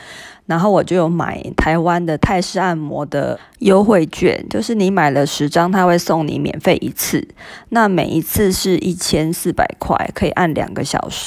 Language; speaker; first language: Chinese; native; Chinese